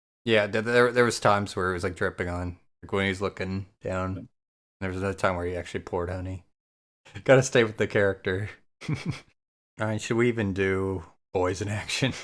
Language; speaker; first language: English; native; English